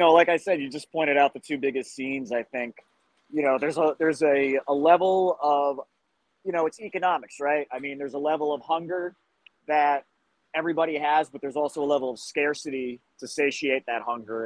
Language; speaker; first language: English; native; English